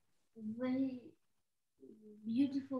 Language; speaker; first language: English; non-native, learner; Russian